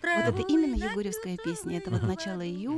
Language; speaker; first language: Russian; native; Russian